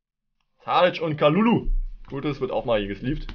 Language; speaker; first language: German; native; German